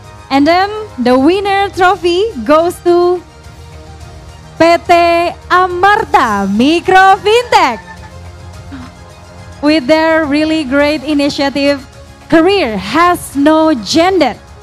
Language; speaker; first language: English; non-native, fluent; Indonesian